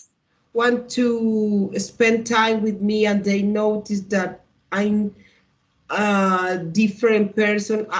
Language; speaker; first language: English; non-native, learner; Spanish